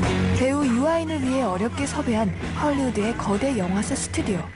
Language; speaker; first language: Korean; native; Korean